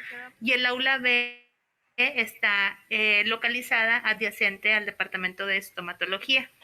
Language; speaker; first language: Spanish; native; Spanish